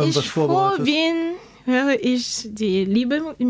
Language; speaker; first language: German; non-native, learner; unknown